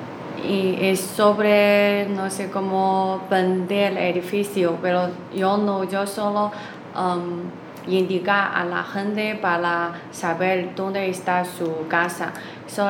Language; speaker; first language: Spanish; non-native, learner; Chinese